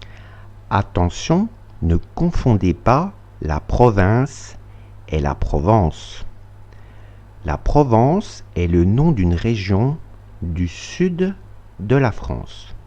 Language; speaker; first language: French; non-native, fluent; Russian